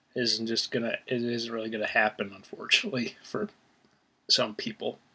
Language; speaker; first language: English; native; English